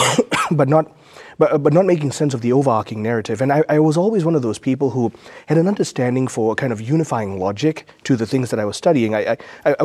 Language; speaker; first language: English; native; English